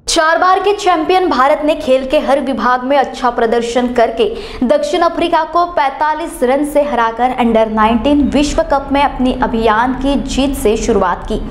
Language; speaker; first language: Hindi; non-native, local second language; Marathi